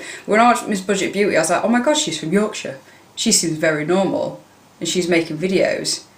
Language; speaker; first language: English; native; English